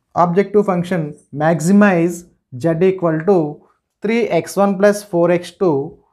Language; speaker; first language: English; non-native, local second language; Telugu